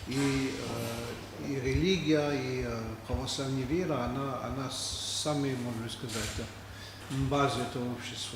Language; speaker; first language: Russian; non-native, learner; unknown